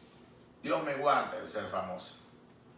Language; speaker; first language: Spanish; native; Spanish